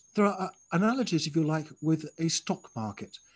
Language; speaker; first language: English; native; English